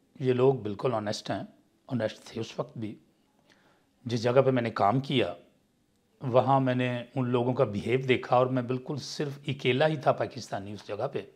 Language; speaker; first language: Urdu; non-native, local second language; Punjabi